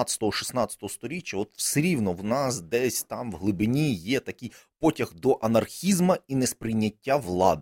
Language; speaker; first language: Ukrainian; native; Ukrainian